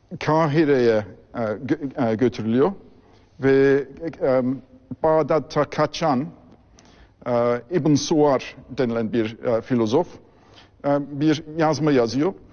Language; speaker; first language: Turkish; non-native, fluent; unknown